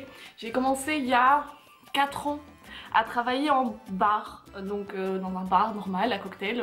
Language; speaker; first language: French; native; French